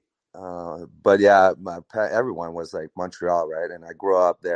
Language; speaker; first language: English; non-native, fluent; French